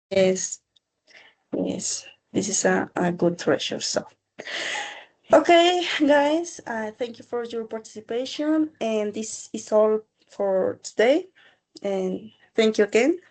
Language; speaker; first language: English; non-native, learner; Spanish